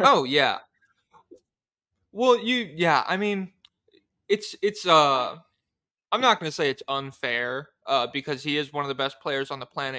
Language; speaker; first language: English; native; English